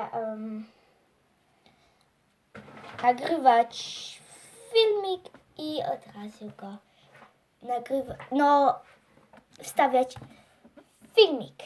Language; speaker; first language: Polish; early bilingual, heritage; Polish